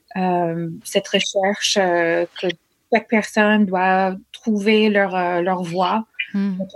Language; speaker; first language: French; non-native, fluent; English